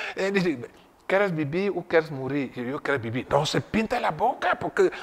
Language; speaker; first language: Spanish; non-native, fluent; French